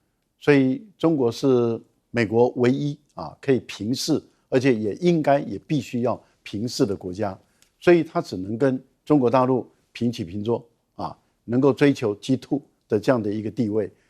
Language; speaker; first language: Chinese; native; Chinese